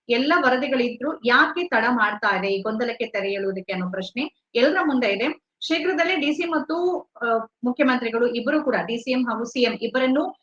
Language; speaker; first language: Kannada; native; Kannada